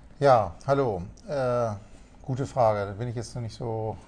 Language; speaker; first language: German; native; German